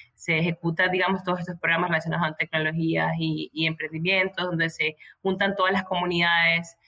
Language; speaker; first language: Spanish; native; Spanish